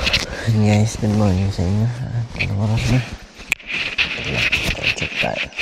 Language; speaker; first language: Filipino; native; Filipino